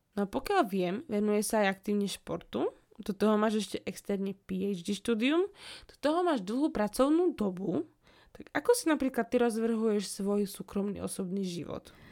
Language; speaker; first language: Slovak; native; Slovak